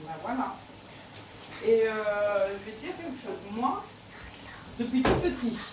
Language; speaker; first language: French; non-native, fluent; Portuguese